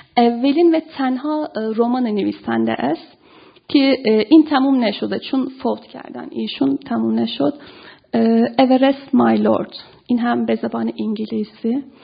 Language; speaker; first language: Persian; non-native, fluent; Turkish